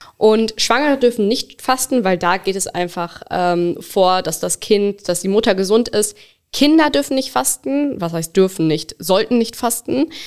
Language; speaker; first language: German; early bilingual, other home language; Bangla